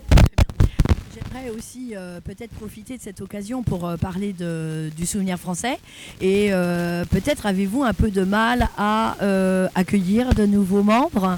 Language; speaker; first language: French; native; French